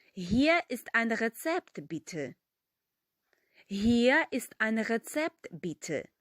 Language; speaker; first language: German; non-native, fluent; Ukrainian